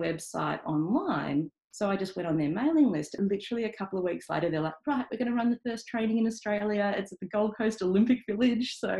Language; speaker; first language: English; native; English